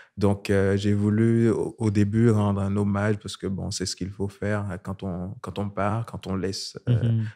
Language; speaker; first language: French; non-native, local second language; Haitian Creole